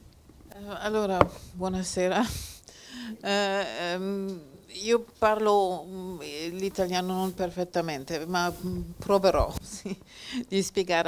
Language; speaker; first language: Italian; non-native, fluent; German